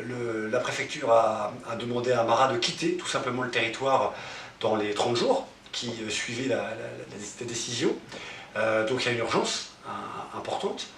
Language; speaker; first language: French; native; French